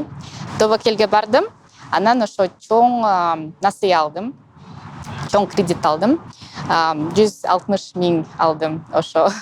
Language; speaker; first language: Kyrgyz; non-native, local second language; Russian